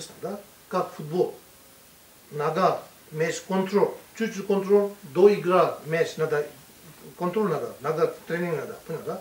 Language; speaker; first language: Russian; non-native, learner; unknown